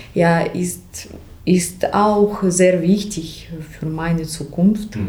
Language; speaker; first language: German; non-native, learner; Russian